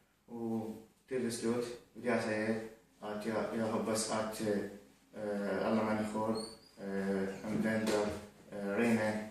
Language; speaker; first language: Swedish; non-native, learner; Arabic